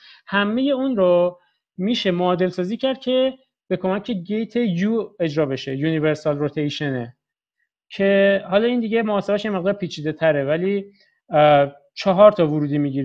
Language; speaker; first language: Persian; native; Persian